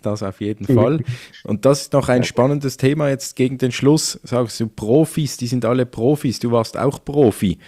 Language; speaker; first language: German; native; German